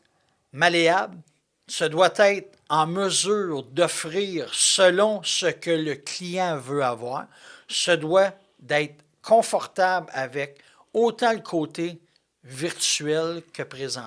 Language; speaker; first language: French; native; French